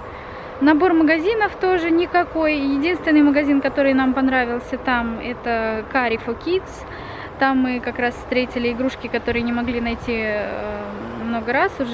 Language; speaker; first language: Russian; native; Russian